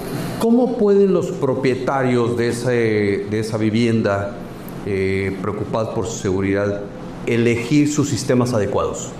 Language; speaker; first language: Spanish; native; Spanish